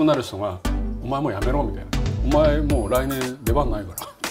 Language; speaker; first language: Japanese; native; Japanese